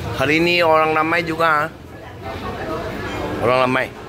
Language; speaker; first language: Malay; non-native, local second language; Chinese